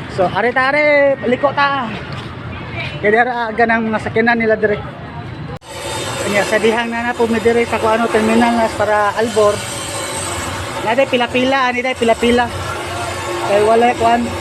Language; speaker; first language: Cebuano; native; Cebuano